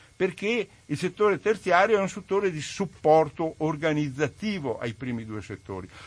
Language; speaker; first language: Italian; native; Italian